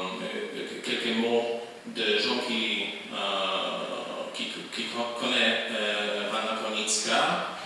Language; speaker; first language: French; non-native, fluent; Polish